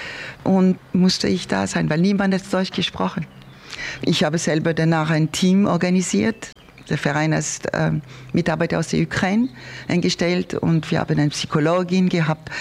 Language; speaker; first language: German; non-native, learner; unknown